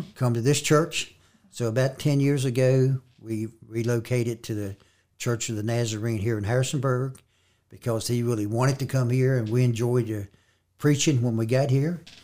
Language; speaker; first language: English; native; English